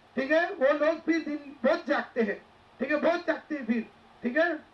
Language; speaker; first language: Hindi; non-native, local second language; Marathi